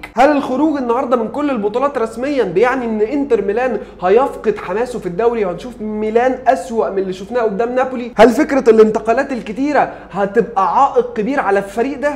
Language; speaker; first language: Arabic; native; Arabic